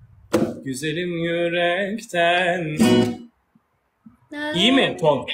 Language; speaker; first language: Turkish; native; Turkish